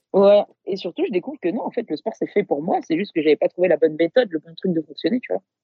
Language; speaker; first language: French; native; French